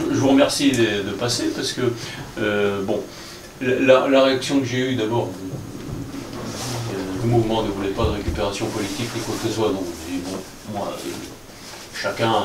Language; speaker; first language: French; native; French